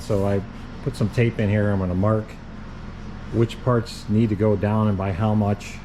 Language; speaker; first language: English; native; English